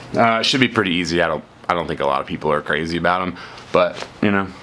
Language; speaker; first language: English; native; English